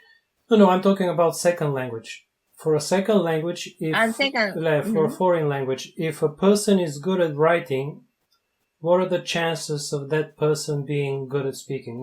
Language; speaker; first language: English; non-native, fluent; Bulgarian